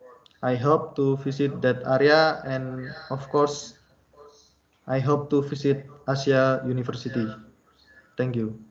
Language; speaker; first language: English; non-native, learner; Indonesian